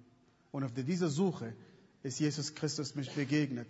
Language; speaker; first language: German; non-native, fluent; Arabic